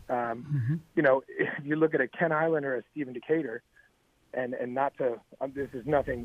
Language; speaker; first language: English; native; English